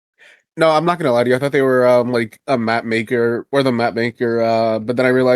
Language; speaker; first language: English; native; English